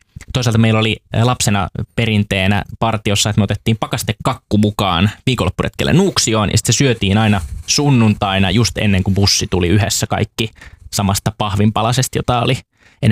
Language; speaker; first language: Finnish; native; Finnish